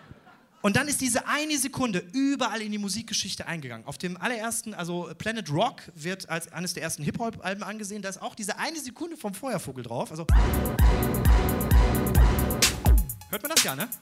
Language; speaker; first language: German; native; German